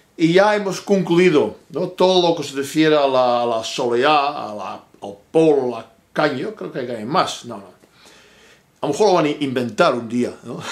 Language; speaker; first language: Spanish; non-native, fluent; Dutch